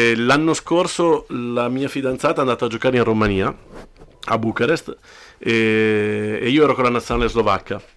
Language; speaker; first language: Italian; native; Italian